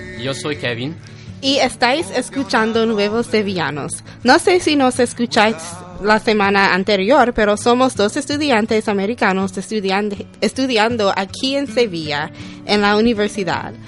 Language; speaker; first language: Spanish; non-native, fluent; English